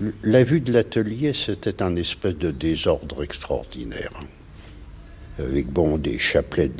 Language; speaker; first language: French; native; French